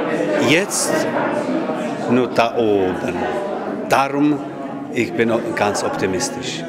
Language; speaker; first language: German; non-native, learner; Czech